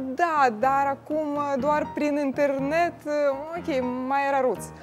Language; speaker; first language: Romanian; non-native, learner; Russian